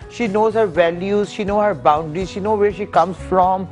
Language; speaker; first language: English; non-native, local second language; Urdu